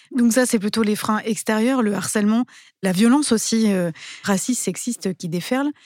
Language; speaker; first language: French; native; French